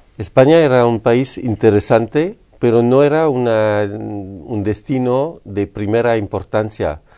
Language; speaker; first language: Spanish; non-native, fluent; French